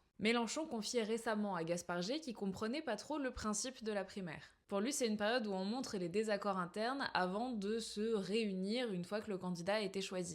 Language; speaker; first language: French; native; French